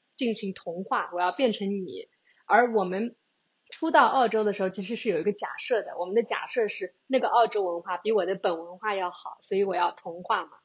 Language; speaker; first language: Chinese; native; Chinese